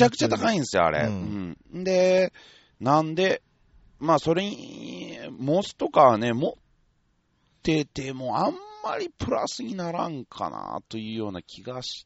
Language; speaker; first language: Japanese; native; Japanese